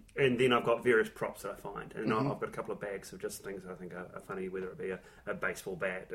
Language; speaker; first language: English; native; English